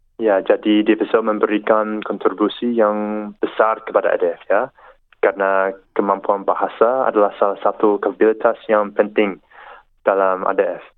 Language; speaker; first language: Indonesian; non-native, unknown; English